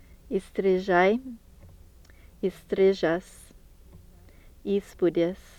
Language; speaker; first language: Lithuanian; early bilingual, heritage; Lithuanian